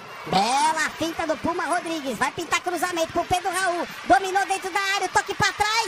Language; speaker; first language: Portuguese; native; Portuguese